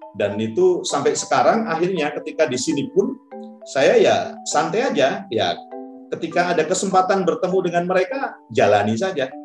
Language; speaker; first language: Indonesian; native; Indonesian